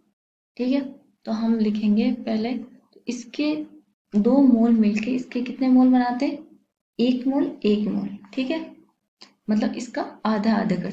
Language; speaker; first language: Hindi; native; Hindi